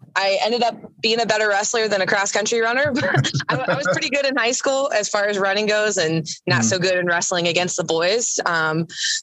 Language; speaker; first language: English; native; English